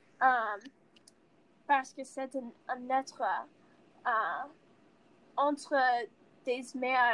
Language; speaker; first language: French; non-native, learner; English